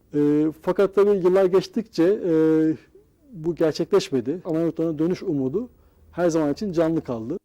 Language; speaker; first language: Turkish; native; Turkish